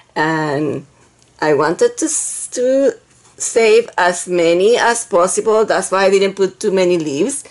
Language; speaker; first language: English; non-native, fluent; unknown